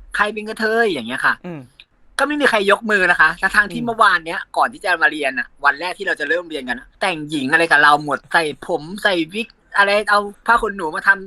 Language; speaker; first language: Thai; native; Thai